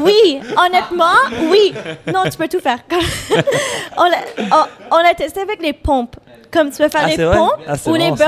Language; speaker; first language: French; non-native, fluent; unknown